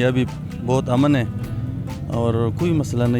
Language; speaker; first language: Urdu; non-native, local second language; Pashto